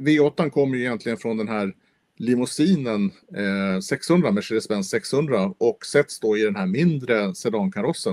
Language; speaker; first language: Swedish; native; Swedish